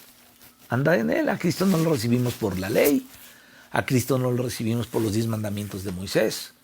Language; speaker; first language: Spanish; native; Spanish